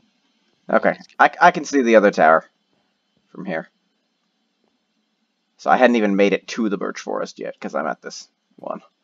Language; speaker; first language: English; native; English